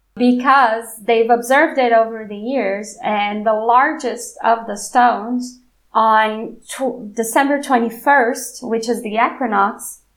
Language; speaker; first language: English; non-native, fluent; Portuguese